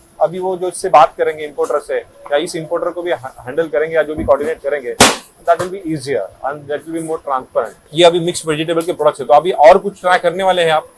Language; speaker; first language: Hindi; non-native, local second language; Marathi